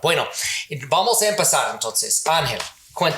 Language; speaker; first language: Spanish; non-native, learner; English